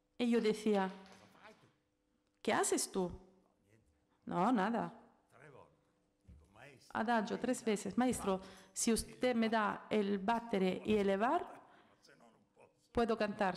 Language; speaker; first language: Spanish; non-native, fluent; Italian